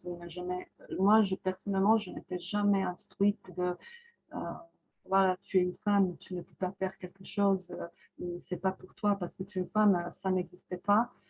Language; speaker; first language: French; non-native, fluent; Croatian